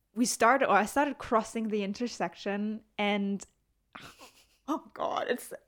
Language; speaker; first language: English; non-native, fluent; German